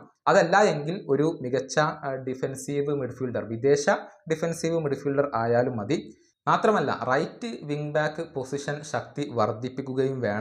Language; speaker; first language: Malayalam; native; Malayalam